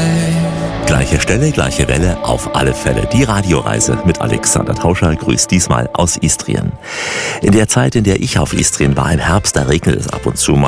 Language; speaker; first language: German; native; German